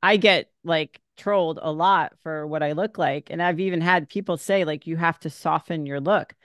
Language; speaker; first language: English; native; English